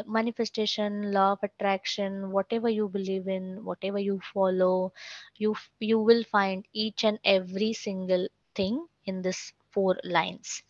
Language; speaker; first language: English; non-native, local second language; Marathi